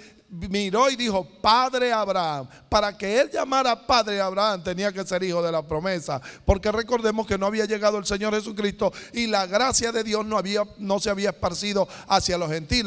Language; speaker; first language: Spanish; native; Spanish